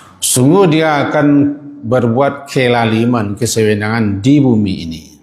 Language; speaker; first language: Malay; non-native, local second language; Minangkabau